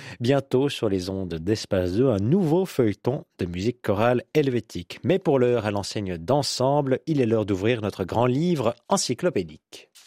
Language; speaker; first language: French; native; French